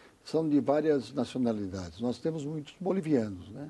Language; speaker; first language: Portuguese; native; Portuguese